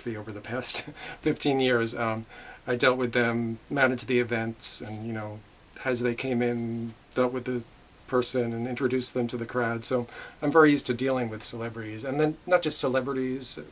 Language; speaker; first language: English; native; English